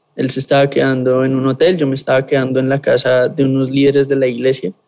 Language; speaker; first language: Spanish; native; Spanish